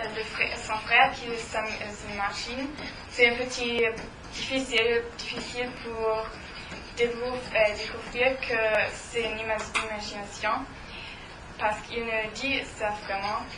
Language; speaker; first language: French; non-native, learner; German